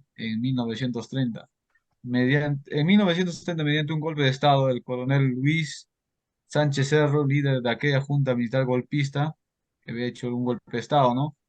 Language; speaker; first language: Spanish; native; Spanish